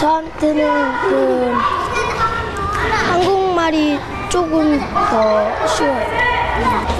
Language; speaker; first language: Korean; early bilingual, heritage; Korean